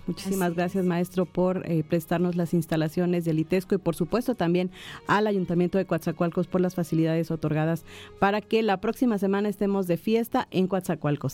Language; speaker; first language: Spanish; native; Spanish